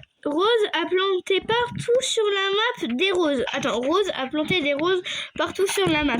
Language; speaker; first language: French; native; French